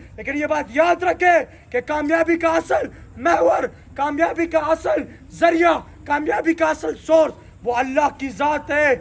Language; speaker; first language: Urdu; non-native, local second language; Pashto